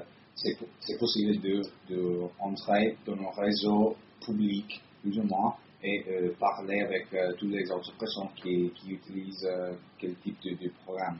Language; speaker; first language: French; non-native, fluent; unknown